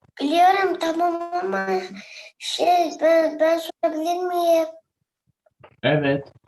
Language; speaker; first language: Turkish; early bilingual, heritage; Turkish